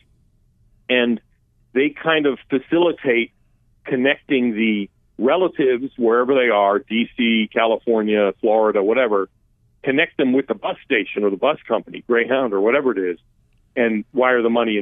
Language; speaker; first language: English; early bilingual, other home language; Armenian